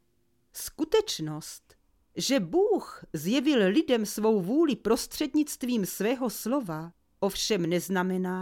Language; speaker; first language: Czech; native; Czech